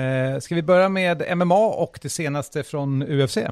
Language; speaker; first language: Swedish; native; Swedish